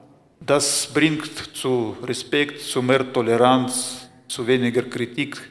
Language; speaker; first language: German; non-native, fluent; Russian